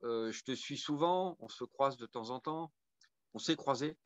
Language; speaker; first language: French; native; French